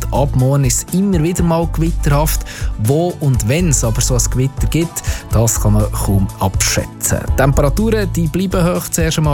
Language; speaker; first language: German; native; German